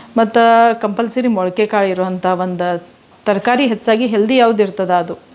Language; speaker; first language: Kannada; native; Kannada